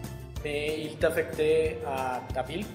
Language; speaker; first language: French; non-native, learner; Spanish